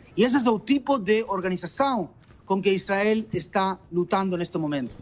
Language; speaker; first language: Portuguese; non-native, learner; Spanish